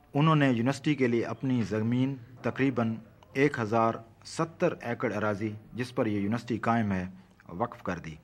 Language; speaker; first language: Urdu; non-native, local second language; Saraiki